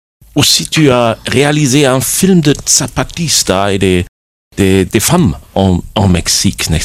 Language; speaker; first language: French; non-native, fluent; German